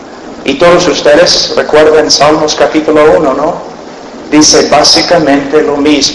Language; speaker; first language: Spanish; non-native, fluent; English